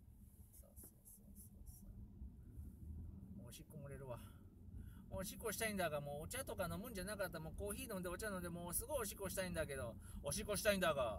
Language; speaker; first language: Japanese; native; Japanese